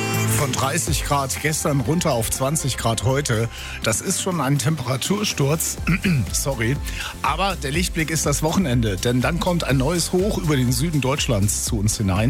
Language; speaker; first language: German; native; German